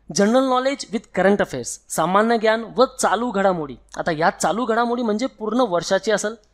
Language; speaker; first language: Marathi; non-native, local second language; Hindi